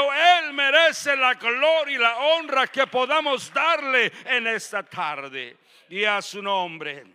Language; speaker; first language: Spanish; native; Spanish